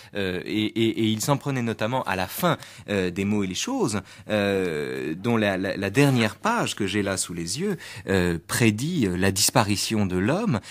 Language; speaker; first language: French; native; French